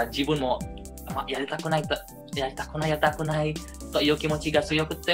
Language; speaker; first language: Japanese; non-native, fluent; Indonesian